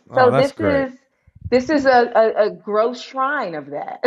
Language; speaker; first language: English; native; English